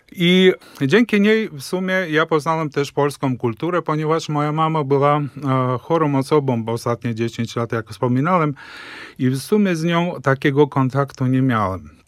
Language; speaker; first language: Polish; early bilingual, heritage; Polish